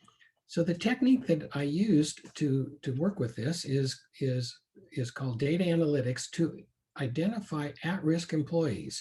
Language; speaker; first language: English; native; English